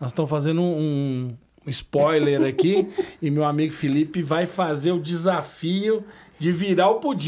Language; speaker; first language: Portuguese; native; Portuguese